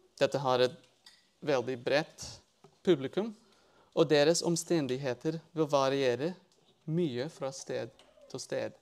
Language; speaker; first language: Norwegian; non-native, fluent; English